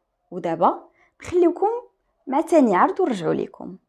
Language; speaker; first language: Arabic; native; Arabic